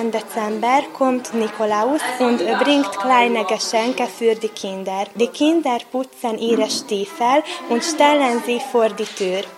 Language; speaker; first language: German; non-native, learner; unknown